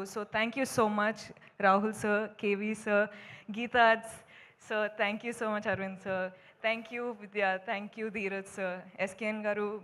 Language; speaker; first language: Telugu; non-native, local second language; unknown